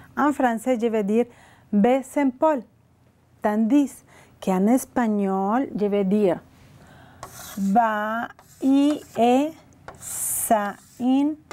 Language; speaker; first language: French; non-native, fluent; Spanish